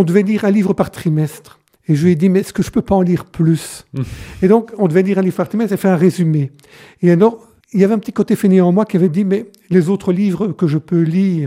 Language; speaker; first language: French; native; French